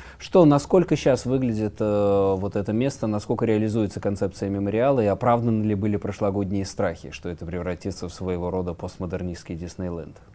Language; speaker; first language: Russian; native; Russian